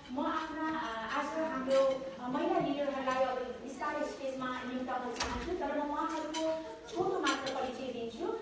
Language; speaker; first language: Nepali; early bilingual, heritage; Nepali